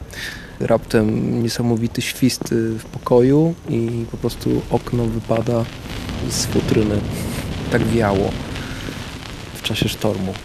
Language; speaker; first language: Polish; native; Polish